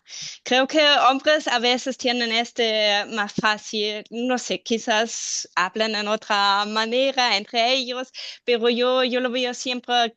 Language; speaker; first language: Spanish; non-native, fluent; German